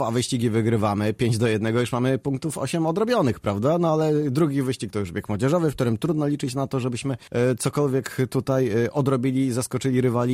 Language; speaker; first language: Polish; native; Polish